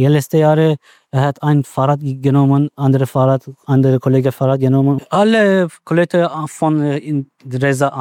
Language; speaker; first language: German; non-native, learner; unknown